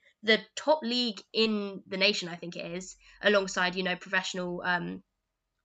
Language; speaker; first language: English; native; English